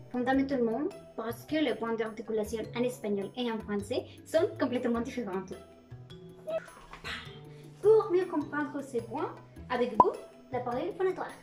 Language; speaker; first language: French; non-native, learner; Spanish